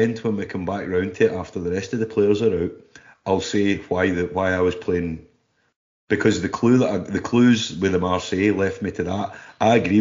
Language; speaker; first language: English; native; English